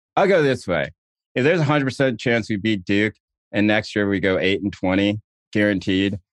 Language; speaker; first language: English; native; English